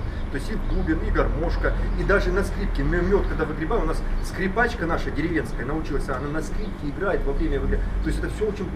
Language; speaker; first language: Russian; native; Russian